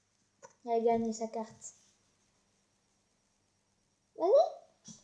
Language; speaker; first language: French; native; French